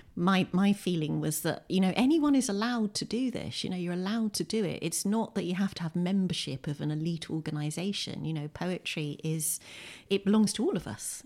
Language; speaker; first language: English; native; English